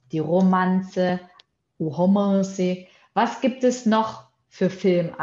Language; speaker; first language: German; non-native, fluent; Portuguese